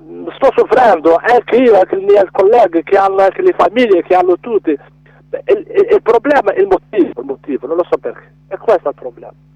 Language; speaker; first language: Italian; non-native, learner; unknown